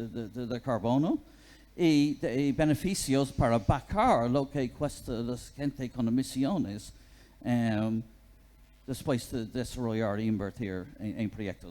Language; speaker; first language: Spanish; non-native, fluent; English